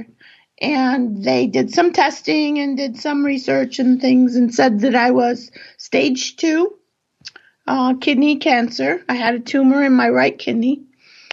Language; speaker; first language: English; native; English